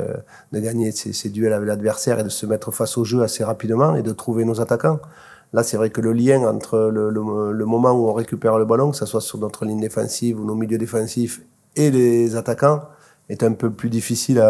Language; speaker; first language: French; native; French